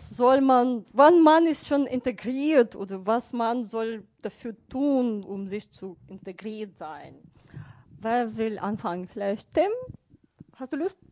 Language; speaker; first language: German; non-native, fluent; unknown